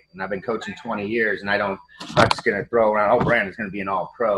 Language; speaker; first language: English; native; English